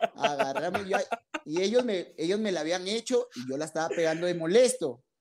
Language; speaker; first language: Spanish; native; Spanish